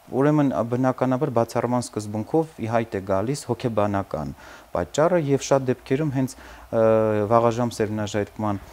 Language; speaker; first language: Armenian; native; Armenian